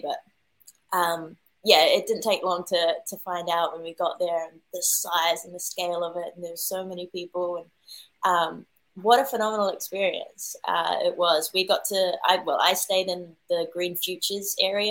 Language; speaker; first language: English; native; English